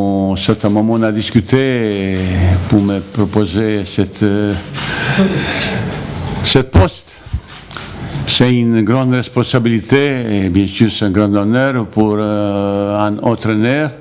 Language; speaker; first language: French; non-native, fluent; Bosnian